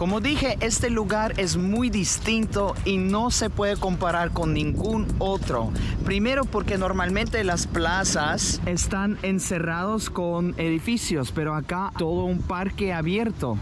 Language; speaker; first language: Spanish; non-native, fluent; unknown